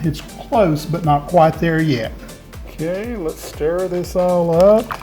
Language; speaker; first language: English; native; English